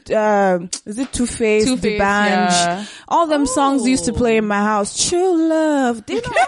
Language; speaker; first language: English; non-native, local second language; Kinyarwanda